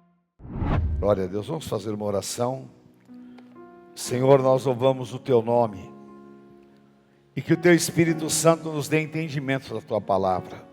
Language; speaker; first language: Portuguese; native; Portuguese